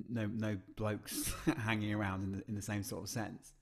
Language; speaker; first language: English; native; English